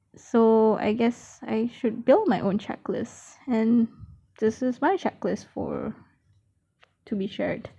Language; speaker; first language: English; non-native, local second language; Malay